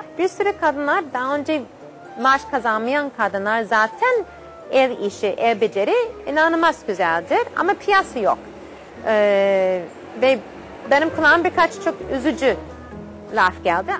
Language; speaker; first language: Turkish; non-native, fluent; English